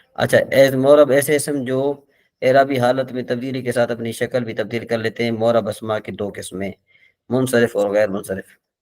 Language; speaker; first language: Urdu; non-native, local second language; Sindhi